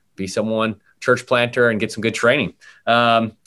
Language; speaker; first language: English; native; English